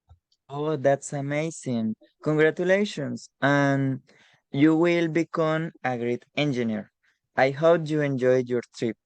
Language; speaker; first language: English; non-native, learner; Spanish